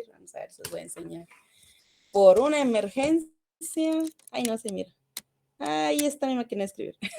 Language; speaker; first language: Spanish; native; Spanish